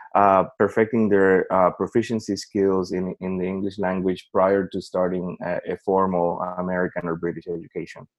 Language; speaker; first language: English; non-native, fluent; Spanish